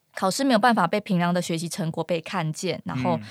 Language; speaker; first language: Chinese; non-native, local second language; Min Nan Chinese